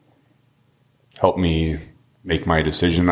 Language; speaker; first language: English; native; English